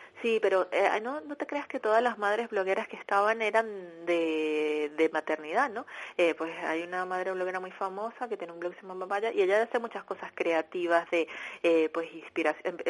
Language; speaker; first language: Spanish; native; Spanish